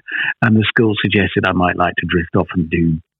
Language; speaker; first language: English; native; English